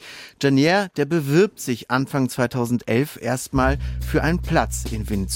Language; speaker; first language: German; native; German